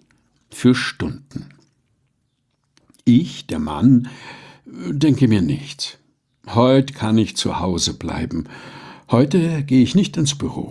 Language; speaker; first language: German; native; German